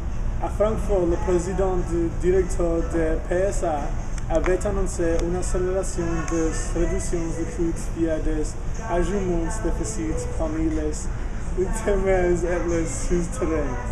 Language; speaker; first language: French; non-native, learner; English